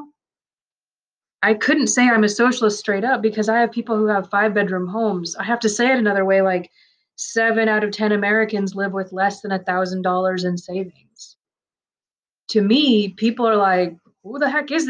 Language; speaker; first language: English; early bilingual, other home language; Persian